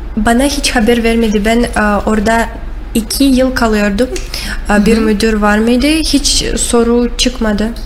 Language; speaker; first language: Turkish; non-native, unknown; Russian